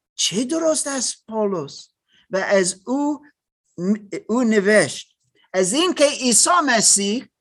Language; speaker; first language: Persian; non-native, learner; German